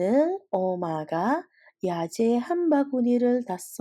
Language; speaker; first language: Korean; non-native, fluent; Indonesian